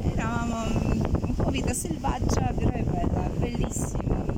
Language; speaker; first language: Italian; non-native, fluent; Uzbek